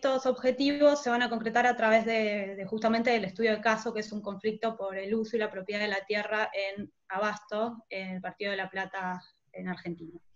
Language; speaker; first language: Spanish; native; Spanish